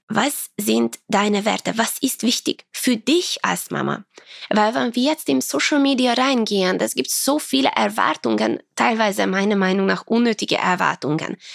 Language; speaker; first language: German; non-native, fluent; Croatian